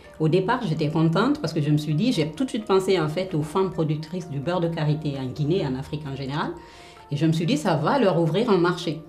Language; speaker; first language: French; non-native, local second language; Fula